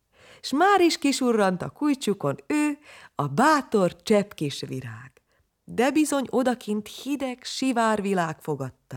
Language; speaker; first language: Hungarian; native; Hungarian